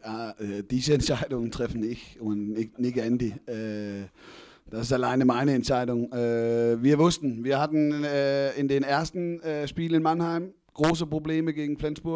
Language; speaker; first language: German; non-native, fluent; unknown